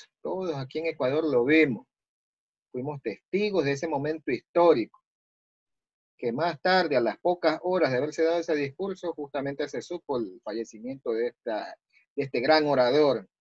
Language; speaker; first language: Spanish; native; Spanish